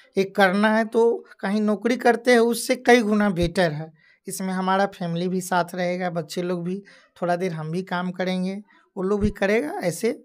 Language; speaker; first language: Hindi; native; Hindi